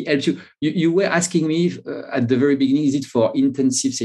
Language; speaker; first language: English; non-native, fluent; French